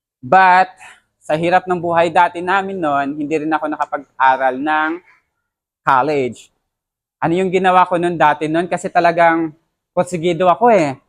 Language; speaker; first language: Filipino; non-native, local second language; Hiligaynon